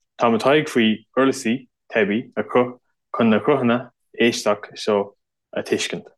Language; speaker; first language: Irish; non-native, local second language; English